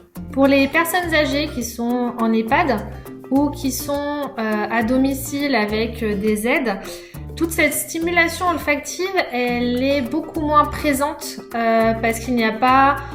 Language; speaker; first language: French; native; French